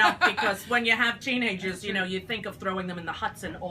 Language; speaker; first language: English; native; English